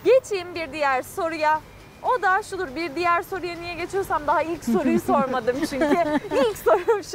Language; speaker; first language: Turkish; native; Turkish